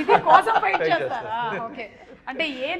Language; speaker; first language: Telugu; native; Telugu